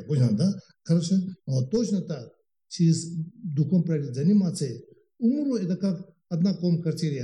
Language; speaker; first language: Russian; non-native, learner; Tibetan